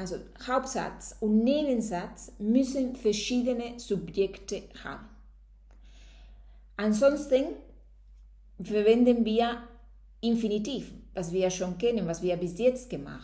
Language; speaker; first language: German; non-native, fluent; Spanish